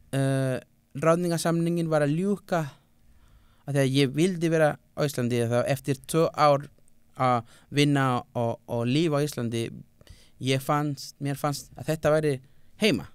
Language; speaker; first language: Icelandic; non-native, learner; Spanish